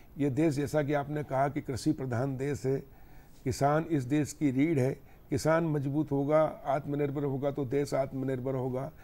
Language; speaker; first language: Hindi; native; Hindi